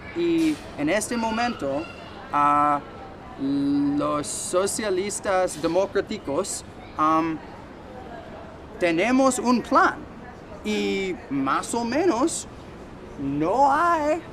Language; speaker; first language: Spanish; non-native, learner; English